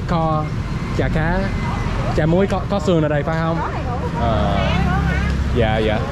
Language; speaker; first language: Vietnamese; early bilingual, heritage; Vietnamese